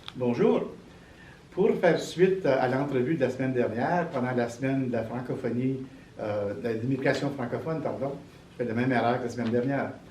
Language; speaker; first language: French; native; French